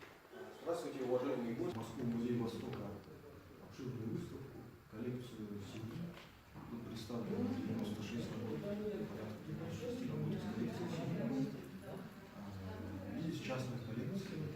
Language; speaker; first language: Russian; native; Russian